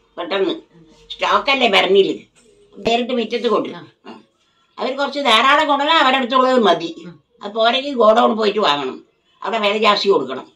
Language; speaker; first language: Malayalam; non-native, local second language; Tamil